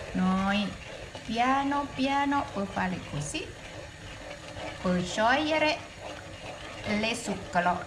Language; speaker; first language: Italian; non-native, learner; Thai